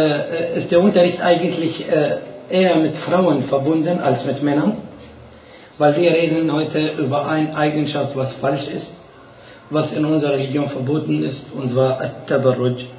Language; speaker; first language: German; non-native, fluent; Arabic